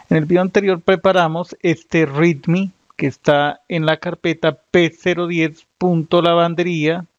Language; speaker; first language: Spanish; native; Spanish